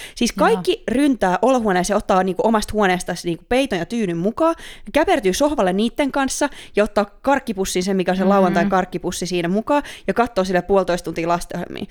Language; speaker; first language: Finnish; native; Finnish